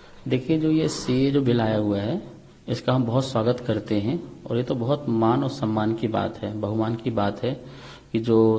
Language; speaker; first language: Hindi; native; Hindi